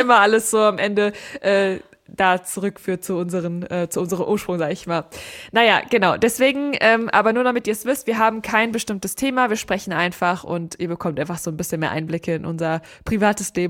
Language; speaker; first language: German; native; German